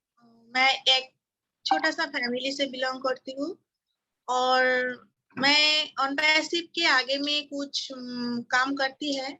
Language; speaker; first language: Hindi; non-native, local second language; Bangla